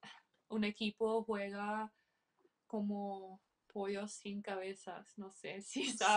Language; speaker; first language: Spanish; early bilingual, heritage; English